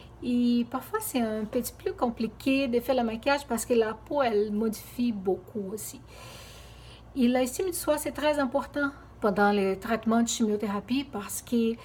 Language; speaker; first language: French; non-native, fluent; Portuguese